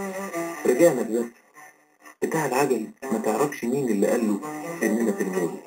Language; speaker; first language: Arabic; native; Arabic